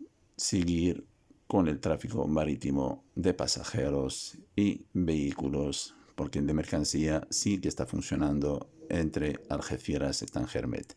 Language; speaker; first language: Spanish; non-native, fluent; Arabic